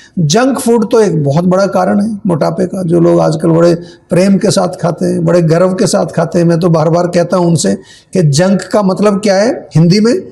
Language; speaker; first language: Hindi; native; Hindi